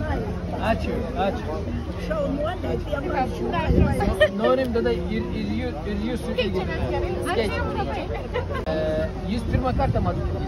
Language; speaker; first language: Lithuanian; non-native, learner; Kyrgyz